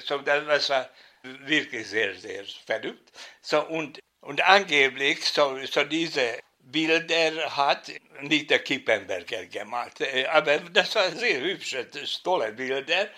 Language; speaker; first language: German; non-native, fluent; Hungarian